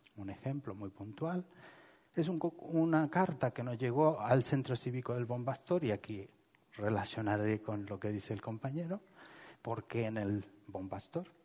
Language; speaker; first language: Spanish; native; Spanish